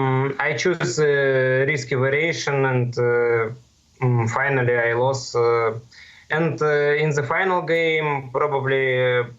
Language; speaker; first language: English; non-native, learner; Russian